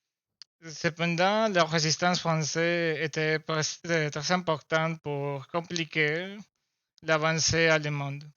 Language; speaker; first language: French; non-native, learner; Spanish